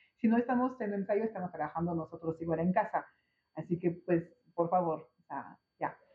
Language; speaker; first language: Spanish; non-native, fluent; French